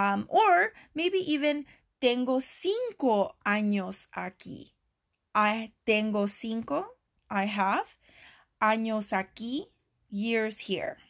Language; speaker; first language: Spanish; non-native, fluent; English